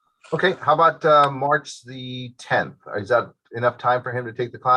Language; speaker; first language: English; native; English